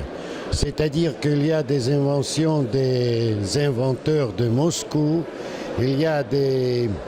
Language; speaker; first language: French; non-native, learner; Russian